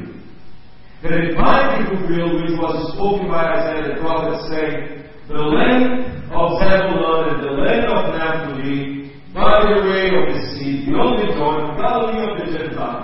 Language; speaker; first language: English; non-native, fluent; Portuguese